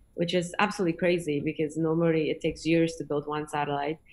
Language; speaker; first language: English; non-native, fluent; Polish